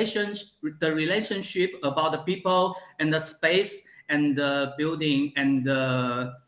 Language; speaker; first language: English; non-native, learner; Chinese